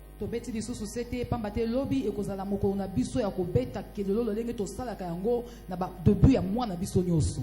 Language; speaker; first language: Lingala; native; Lingala